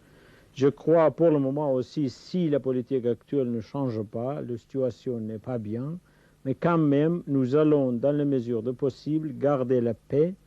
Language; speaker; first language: French; non-native, fluent; Kurdish